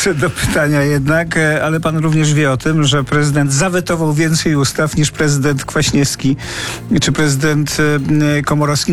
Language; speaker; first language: Polish; native; Polish